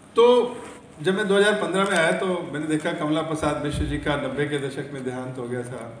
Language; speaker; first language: Hindi; native; Hindi